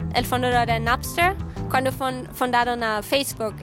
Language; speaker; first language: Spanish; non-native, fluent; German